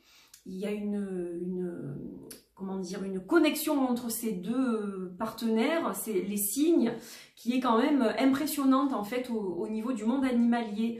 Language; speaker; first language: French; native; French